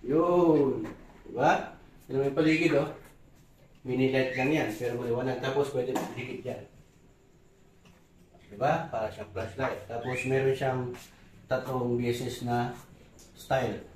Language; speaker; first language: Filipino; native; Filipino